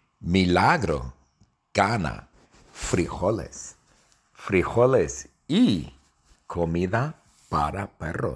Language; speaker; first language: Spanish; non-native, fluent; English